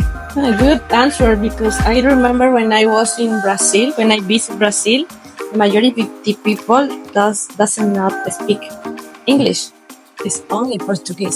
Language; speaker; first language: English; non-native, learner; Spanish